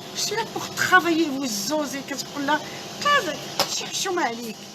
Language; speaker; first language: French; non-native, local second language; Arabic